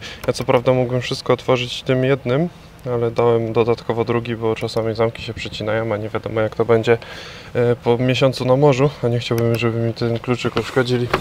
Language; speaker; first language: Polish; native; Polish